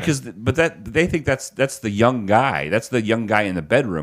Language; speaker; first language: English; native; English